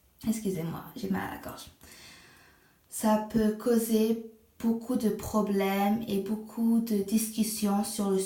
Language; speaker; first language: French; non-native, fluent; English